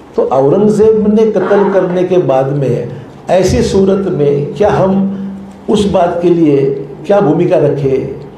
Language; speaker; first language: Hindi; non-native, local second language; Marathi